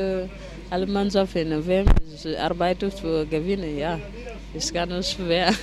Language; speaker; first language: German; non-native, learner; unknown